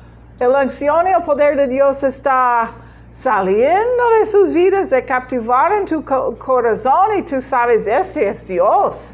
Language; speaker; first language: Spanish; non-native, learner; English